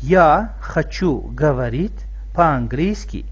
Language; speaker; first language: Russian; non-native, local second language; Tajik